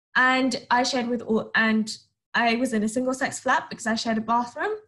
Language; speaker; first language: English; native; English